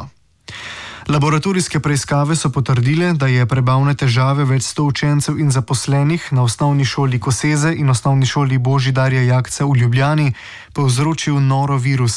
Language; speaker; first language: Slovenian; native; Slovenian